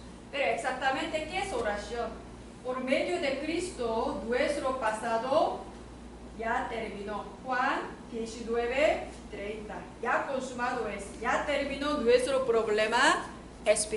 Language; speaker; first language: Spanish; non-native, learner; Korean